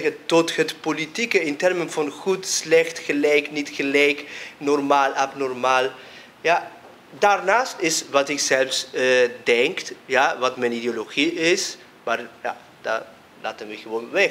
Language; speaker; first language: Dutch; non-native, fluent; Spanish